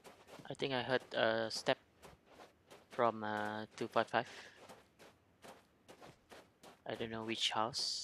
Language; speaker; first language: English; non-native, learner; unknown